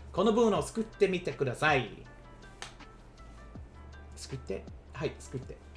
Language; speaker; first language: Japanese; non-native, learner; English